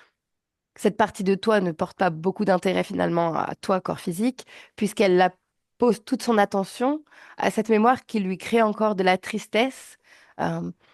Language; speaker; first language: French; native; French